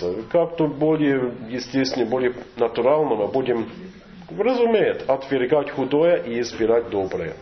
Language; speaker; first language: Russian; non-native, fluent; English